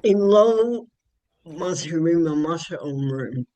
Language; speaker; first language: Hebrew; non-native, learner; English